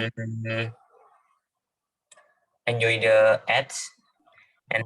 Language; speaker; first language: English; non-native, learner; Indonesian